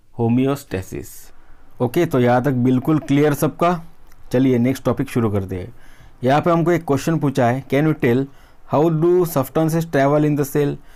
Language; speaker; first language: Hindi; non-native, local second language; Marathi